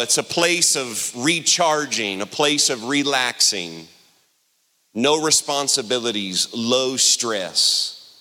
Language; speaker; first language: English; native; English